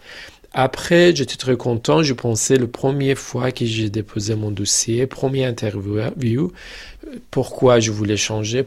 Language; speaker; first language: French; non-native, fluent; Persian